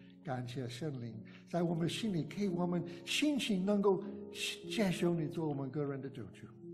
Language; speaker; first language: Chinese; non-native, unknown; English